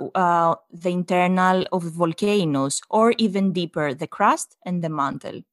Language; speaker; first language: English; non-native, fluent; Greek